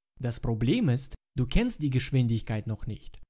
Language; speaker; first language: German; native; German